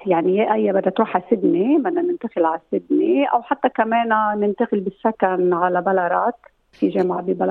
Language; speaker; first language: Arabic; native; Arabic